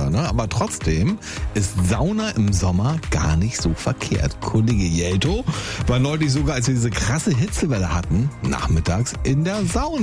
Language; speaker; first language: German; native; German